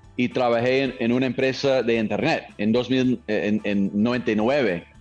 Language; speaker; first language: Spanish; non-native, fluent; English